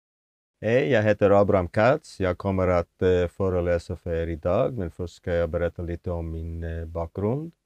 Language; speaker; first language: Swedish; non-native, fluent; Hebrew